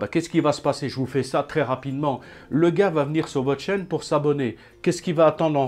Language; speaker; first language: French; native; French